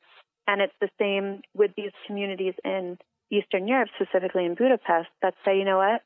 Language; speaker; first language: English; native; English